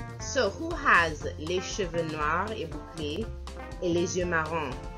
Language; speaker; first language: French; non-native, fluent; English